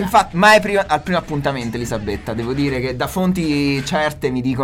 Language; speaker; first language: Italian; native; Italian